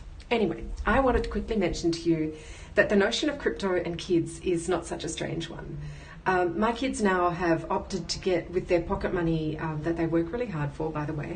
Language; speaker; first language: English; native; English